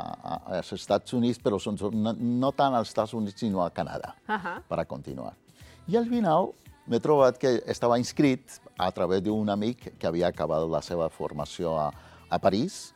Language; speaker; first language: Catalan; non-native, fluent; Spanish